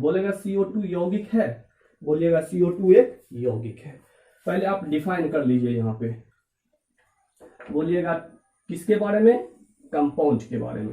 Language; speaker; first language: Hindi; native; Hindi